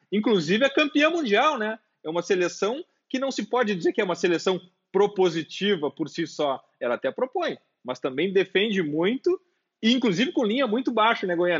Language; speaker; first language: Portuguese; native; Portuguese